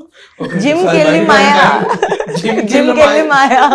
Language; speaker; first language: Telugu; non-native, learner; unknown